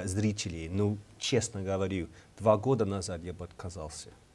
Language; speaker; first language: Russian; non-native, learner; English